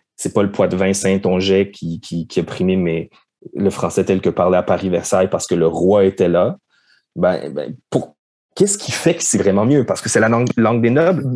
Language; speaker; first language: French; native; French